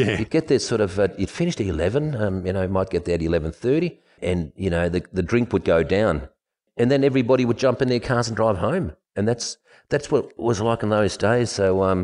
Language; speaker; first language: English; non-native, fluent; German